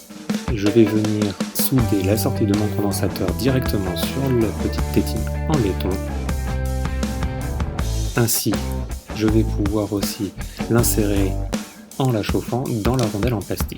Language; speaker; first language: French; native; French